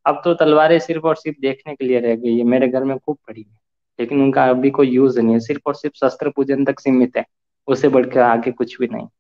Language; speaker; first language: Hindi; native; Hindi